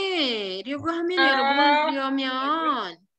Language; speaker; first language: Korean; non-native, fluent; Indonesian